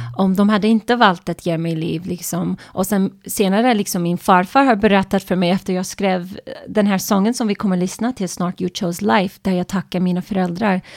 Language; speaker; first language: Swedish; non-native, fluent; English